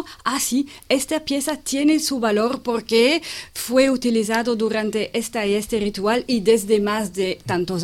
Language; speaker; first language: Spanish; non-native, fluent; French